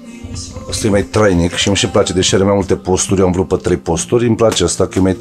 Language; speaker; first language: Romanian; native; Romanian